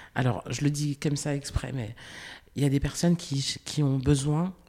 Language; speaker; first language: French; native; French